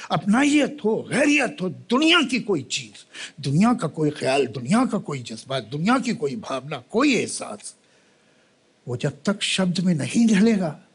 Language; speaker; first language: Hindi; native; Hindi